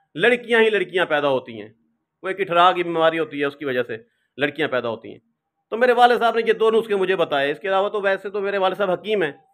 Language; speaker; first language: Urdu; non-native, local second language; Saraiki